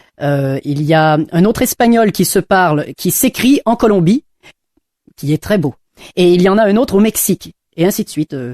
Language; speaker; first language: French; non-native, fluent; English